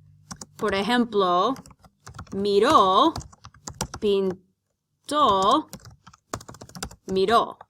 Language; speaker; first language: Spanish; non-native, fluent; English